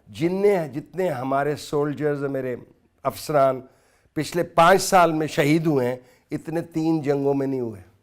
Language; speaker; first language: Urdu; non-native, local second language; Punjabi